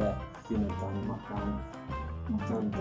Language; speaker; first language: Indonesian; non-native, learner; English